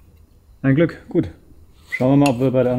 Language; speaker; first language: German; native; German